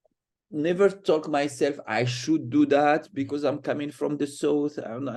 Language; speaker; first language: English; non-native, fluent; Arabic